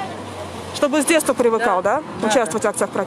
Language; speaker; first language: Russian; native; Russian